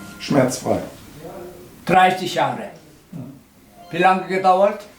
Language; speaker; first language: German; non-native, learner; Korean